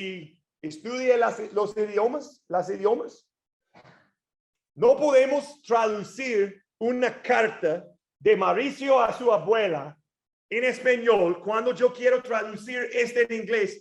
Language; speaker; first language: Spanish; non-native, fluent; English